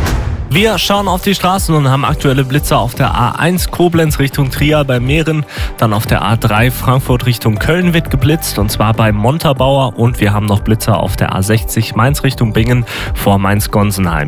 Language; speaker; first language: German; native; German